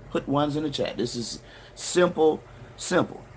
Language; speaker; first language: English; native; English